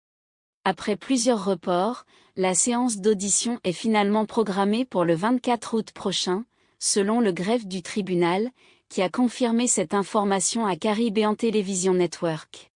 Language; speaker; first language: French; non-native, local second language; Haitian Creole